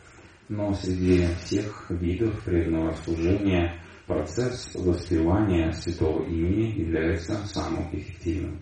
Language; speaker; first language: Russian; native; Russian